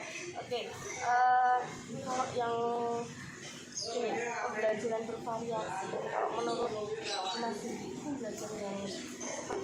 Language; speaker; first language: Indonesian; native; Indonesian